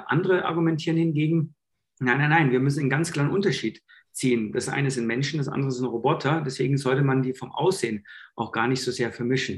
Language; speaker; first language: German; native; German